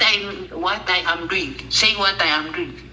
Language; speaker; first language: English; non-native, learner; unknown